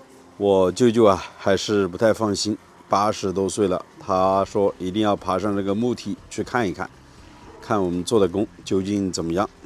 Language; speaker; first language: Chinese; native; Chinese